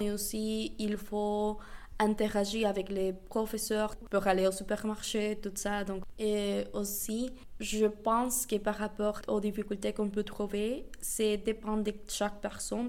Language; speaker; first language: French; non-native, fluent; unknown